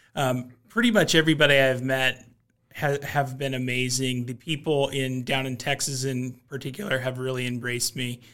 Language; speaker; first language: English; native; English